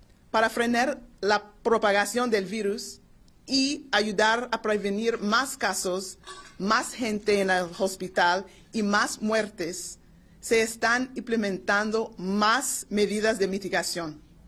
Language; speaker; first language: Spanish; non-native, learner; English